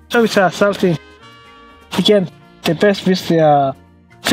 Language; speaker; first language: Danish; non-native, learner; Swahili